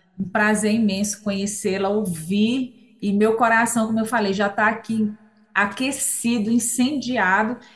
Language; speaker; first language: Portuguese; native; Portuguese